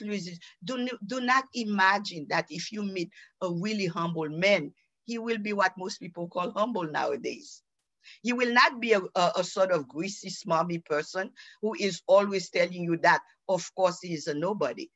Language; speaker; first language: English; non-native, fluent; Haitian Creole